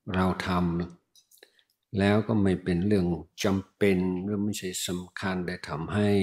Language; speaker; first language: Thai; non-native, fluent; English